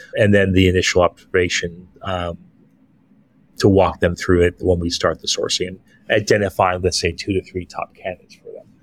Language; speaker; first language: English; native; English